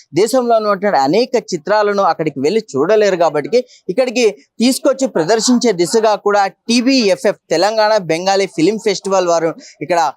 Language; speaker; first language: Telugu; native; Telugu